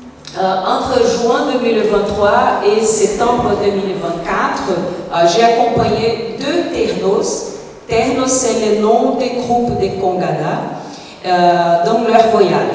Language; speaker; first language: French; non-native, fluent; Portuguese